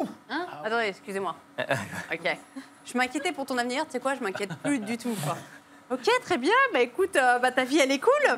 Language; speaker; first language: French; native; French